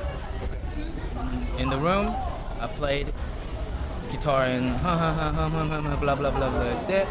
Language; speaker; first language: English; non-native, learner; Korean